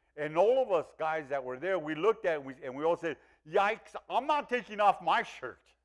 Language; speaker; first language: English; early bilingual, other home language; Spanish